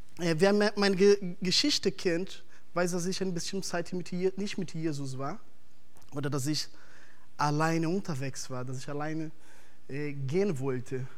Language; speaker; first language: German; non-native, fluent; Portuguese